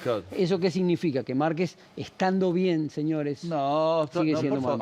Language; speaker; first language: Spanish; native; Spanish